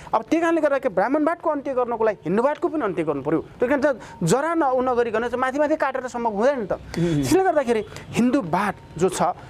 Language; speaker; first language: Nepali; non-native, local second language; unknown